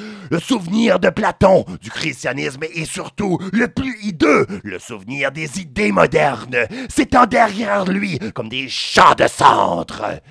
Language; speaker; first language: French; native; French